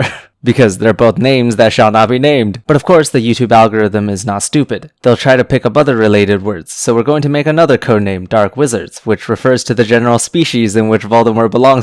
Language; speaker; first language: English; native; English